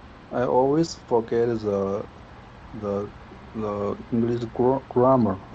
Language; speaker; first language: English; non-native, learner; Chinese